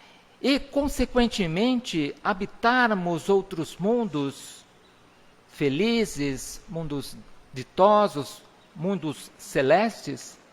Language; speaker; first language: Portuguese; native; Portuguese